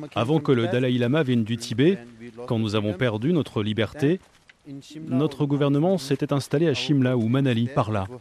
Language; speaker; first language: French; non-native, fluent; Chinese